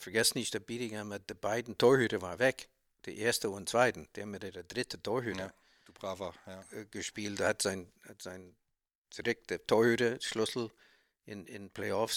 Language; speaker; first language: German; non-native, learner; English